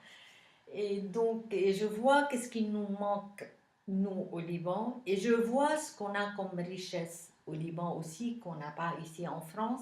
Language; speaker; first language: French; non-native, local second language; Arabic